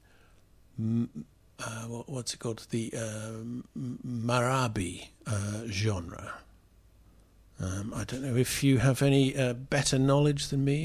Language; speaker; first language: English; native; English